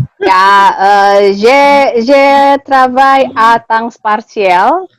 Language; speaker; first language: French; non-native, learner; Indonesian